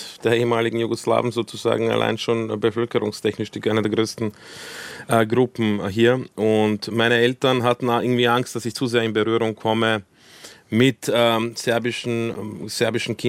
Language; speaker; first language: German; early bilingual, other home language; Croatian